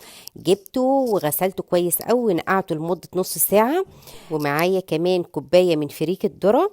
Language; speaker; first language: Arabic; native; Arabic